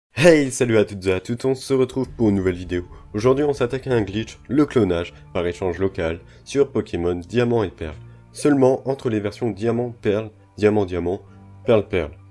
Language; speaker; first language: French; native; French